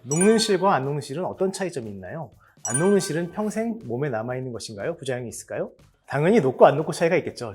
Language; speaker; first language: Korean; native; Korean